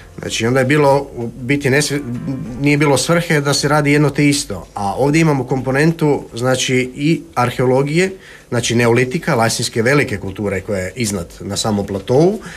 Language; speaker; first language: Croatian; native; Croatian